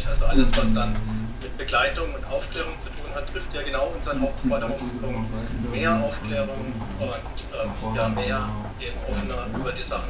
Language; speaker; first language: German; native; German